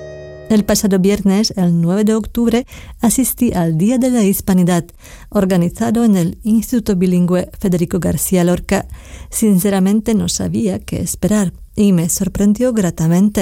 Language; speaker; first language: Spanish; non-native, fluent; Slovak